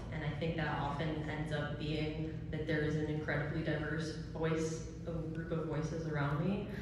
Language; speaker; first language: English; native; English